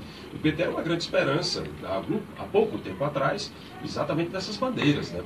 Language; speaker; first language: Portuguese; native; Portuguese